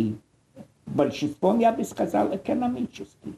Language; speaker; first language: Russian; non-native, fluent; Polish